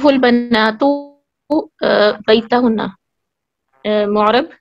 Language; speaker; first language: Arabic; non-native, learner; Urdu